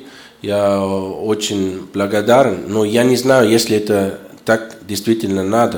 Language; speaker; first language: Russian; non-native, fluent; German